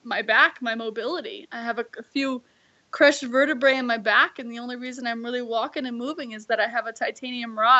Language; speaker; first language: English; native; English